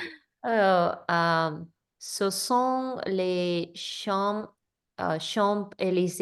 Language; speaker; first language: French; non-native, learner; English